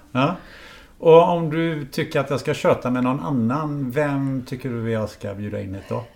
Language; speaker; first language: Swedish; native; Swedish